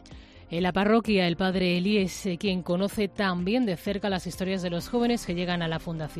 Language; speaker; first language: Spanish; native; Spanish